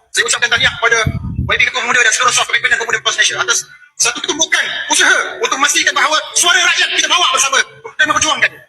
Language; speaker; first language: Malay; native; Malay